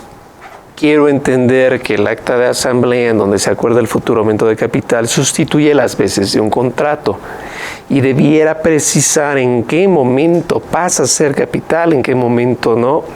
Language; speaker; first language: Spanish; native; Spanish